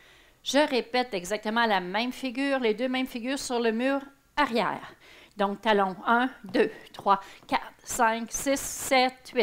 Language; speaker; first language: French; native; French